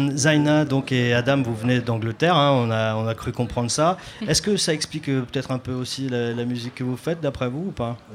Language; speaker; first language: French; native; French